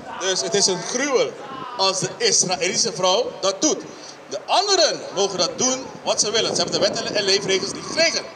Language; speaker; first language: Dutch; non-native, local second language; Papiamento